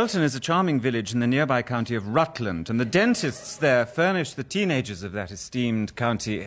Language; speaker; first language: English; native; English